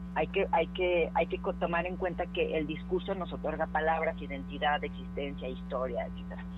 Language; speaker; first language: Spanish; native; Spanish